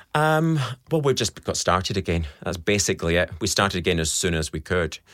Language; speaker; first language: English; native; English